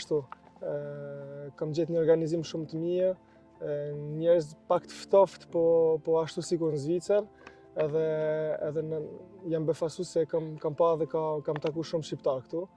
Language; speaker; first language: Albanian; early bilingual, heritage; Albanian